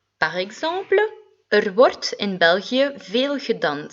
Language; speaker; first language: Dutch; non-native, fluent; French